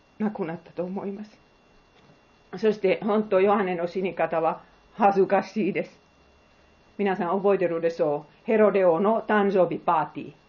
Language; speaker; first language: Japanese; non-native, fluent; Finnish